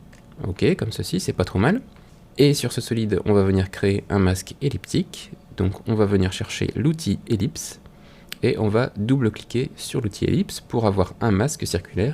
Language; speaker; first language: French; native; French